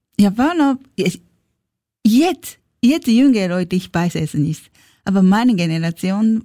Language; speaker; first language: German; non-native, learner; Japanese